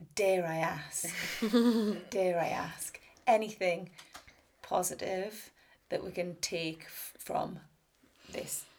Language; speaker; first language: English; native; English